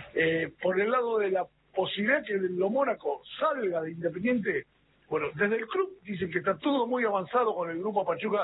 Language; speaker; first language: Spanish; native; Spanish